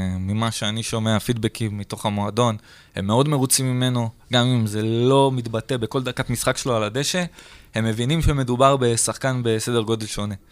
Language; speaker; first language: Hebrew; native; Hebrew